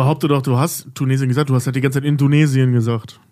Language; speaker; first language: German; native; German